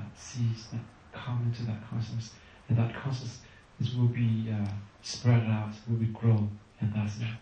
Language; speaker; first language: English; non-native, fluent; Vietnamese